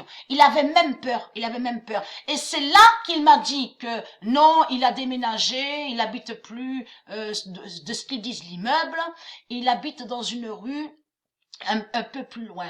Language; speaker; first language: French; native; French